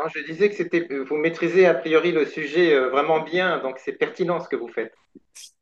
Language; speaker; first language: French; native; French